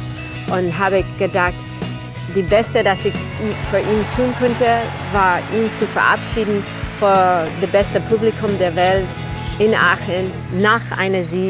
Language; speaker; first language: German; non-native, fluent; English